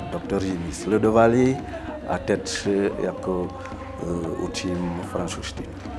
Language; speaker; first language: Czech; non-native, learner; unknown